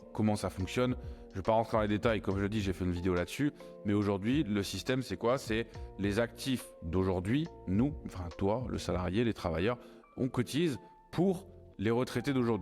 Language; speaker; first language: French; native; French